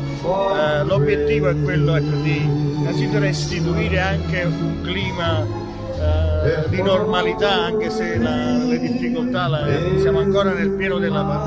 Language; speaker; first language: Italian; native; Italian